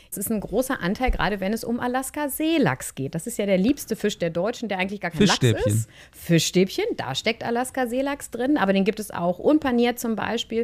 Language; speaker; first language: German; native; German